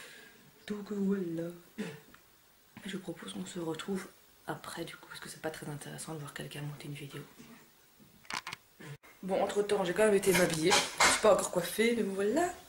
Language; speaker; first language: French; native; French